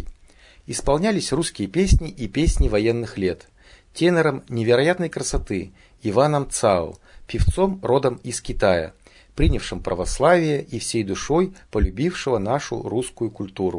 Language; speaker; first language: Russian; native; Russian